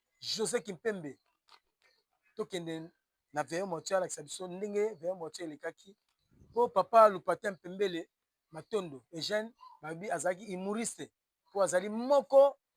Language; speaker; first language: Lingala; native; Lingala